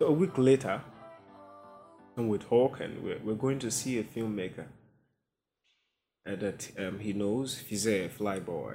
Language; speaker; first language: English; non-native, local second language; Igbo